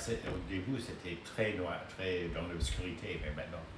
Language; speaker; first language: French; non-native, learner; English